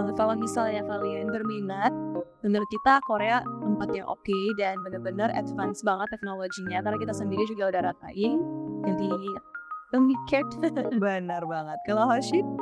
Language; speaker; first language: Indonesian; native; Indonesian